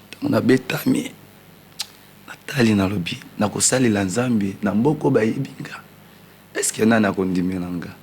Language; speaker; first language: Lingala; non-native, local second language; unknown